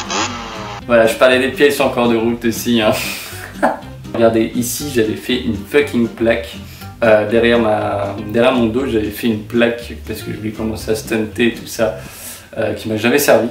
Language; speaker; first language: French; native; French